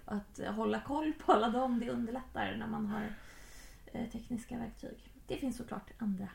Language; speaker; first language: Swedish; native; Swedish